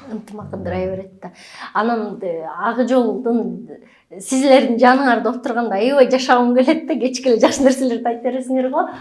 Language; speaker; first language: Kyrgyz; native; Kyrgyz